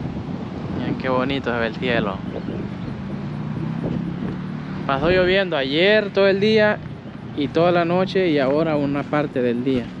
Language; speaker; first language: Spanish; native; Spanish